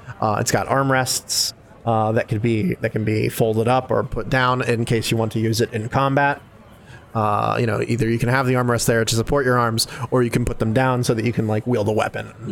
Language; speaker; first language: English; native; English